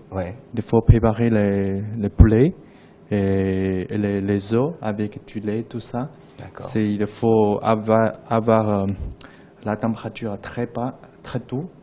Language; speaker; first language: French; non-native, learner; Chinese